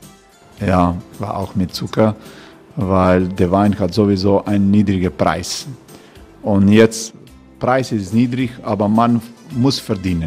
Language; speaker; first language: German; non-native, learner; Croatian